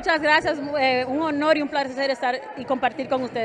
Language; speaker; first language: Spanish; early bilingual, heritage; Spanish